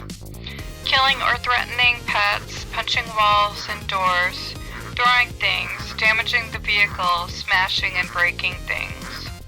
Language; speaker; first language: English; native; English